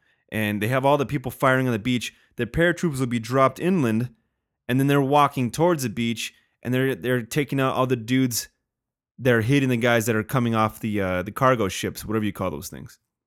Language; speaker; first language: English; native; English